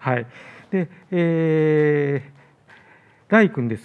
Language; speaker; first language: Japanese; native; Japanese